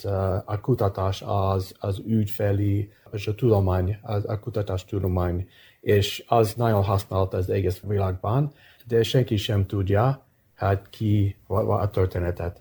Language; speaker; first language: Hungarian; early bilingual, heritage; English